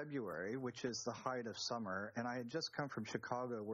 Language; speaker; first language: English; native; English